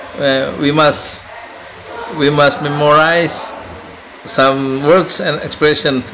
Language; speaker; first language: English; non-native, learner; Indonesian